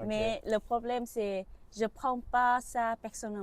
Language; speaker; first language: French; non-native, learner; Vietnamese